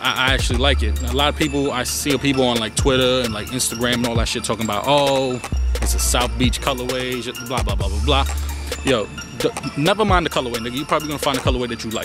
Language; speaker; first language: English; native; English